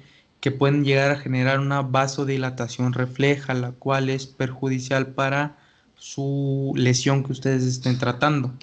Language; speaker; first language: Spanish; native; Spanish